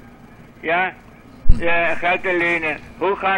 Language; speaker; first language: Dutch; non-native, local second language; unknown